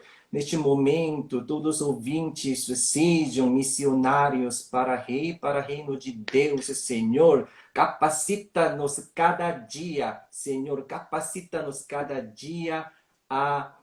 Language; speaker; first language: Portuguese; non-native, learner; Korean